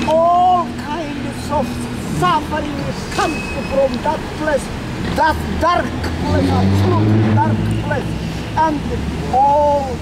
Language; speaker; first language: English; non-native, learner; Amharic